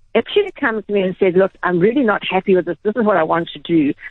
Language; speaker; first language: English; native; English